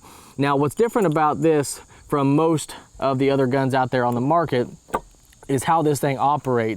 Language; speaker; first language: English; native; English